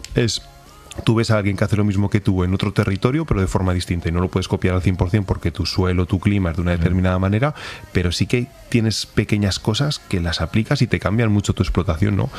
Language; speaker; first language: Spanish; native; Spanish